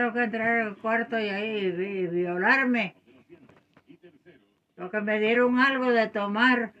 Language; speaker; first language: Spanish; native; Spanish